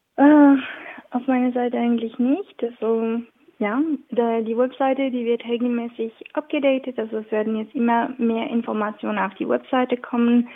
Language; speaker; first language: German; non-native, local second language; French